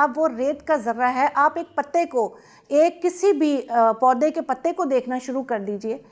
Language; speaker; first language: Urdu; non-native, local second language; Punjabi